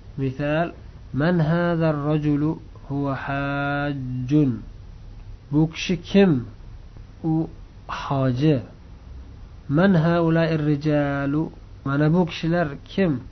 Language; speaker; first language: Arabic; non-native, fluent; Uzbek